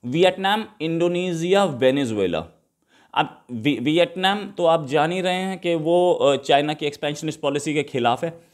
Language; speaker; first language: Hindi; native; Hindi